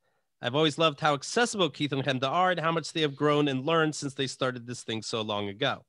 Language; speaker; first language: English; native; English